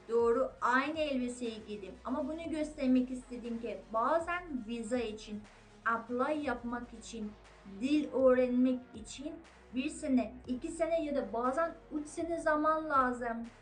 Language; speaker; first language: Turkish; non-native, fluent; Persian